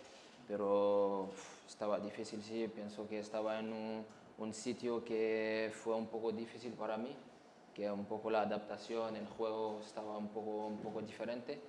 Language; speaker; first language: Spanish; non-native, learner; Arabic